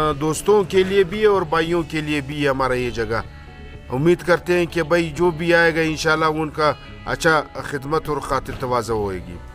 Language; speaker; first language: Urdu; non-native, local second language; Pashto